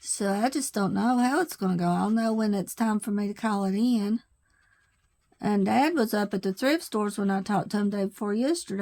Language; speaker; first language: English; native; English